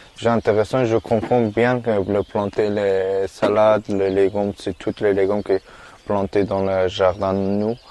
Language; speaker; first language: French; non-native, learner; Persian